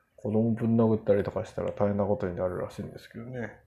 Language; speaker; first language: Japanese; non-native, fluent; Korean